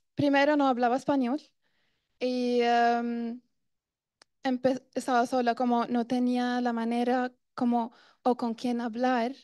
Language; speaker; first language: Spanish; non-native, fluent; Arabic